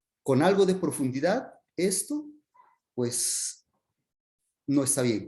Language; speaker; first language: Spanish; native; Spanish